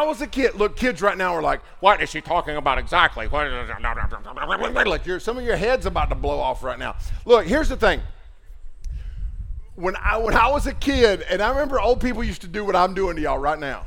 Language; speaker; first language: English; native; English